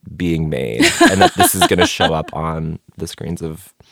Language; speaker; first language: English; native; English